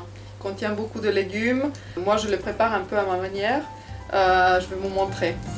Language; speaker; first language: French; non-native, fluent; Finnish